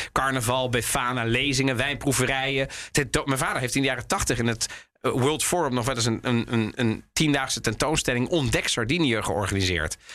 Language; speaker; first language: Dutch; early bilingual, other home language; Italian